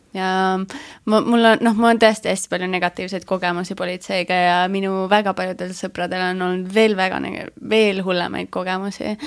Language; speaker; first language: Estonian; native; Estonian